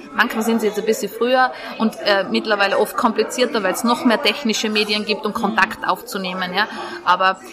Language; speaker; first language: German; native; German